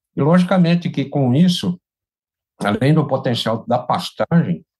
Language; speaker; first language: Portuguese; native; Portuguese